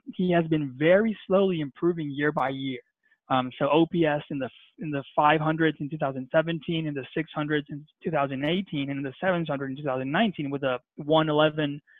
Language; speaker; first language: English; non-native, fluent; Spanish